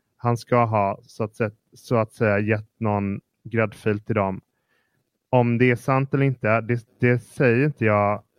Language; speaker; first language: Swedish; native; Swedish